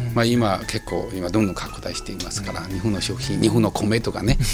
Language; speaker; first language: Japanese; non-native, fluent; Chinese